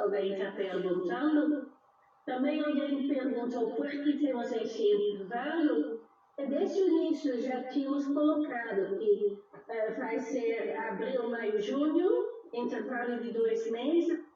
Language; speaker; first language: Portuguese; non-native, fluent; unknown